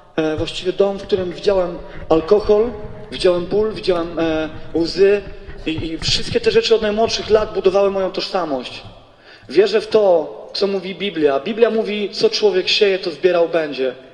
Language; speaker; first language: Polish; native; Polish